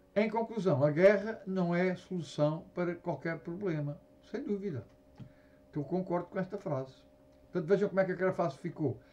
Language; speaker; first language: Portuguese; native; Portuguese